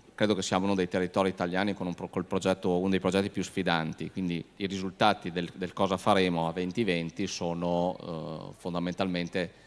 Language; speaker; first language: Italian; native; Italian